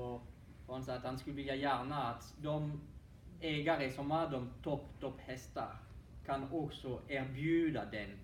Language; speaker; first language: Swedish; non-native, fluent; French